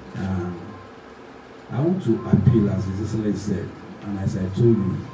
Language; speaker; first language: English; non-native, local second language; Yoruba